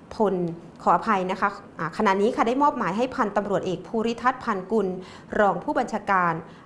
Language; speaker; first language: Thai; native; Thai